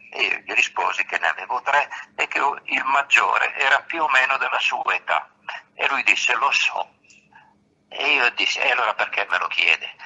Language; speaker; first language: Italian; native; Italian